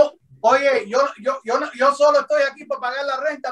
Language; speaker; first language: Spanish; native; Spanish